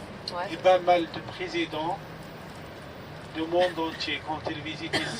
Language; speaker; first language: French; non-native, fluent; Arabic